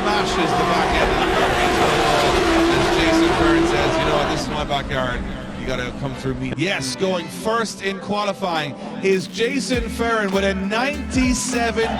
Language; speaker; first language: English; native; English